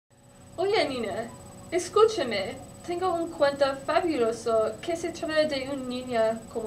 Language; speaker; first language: Spanish; non-native, learner; English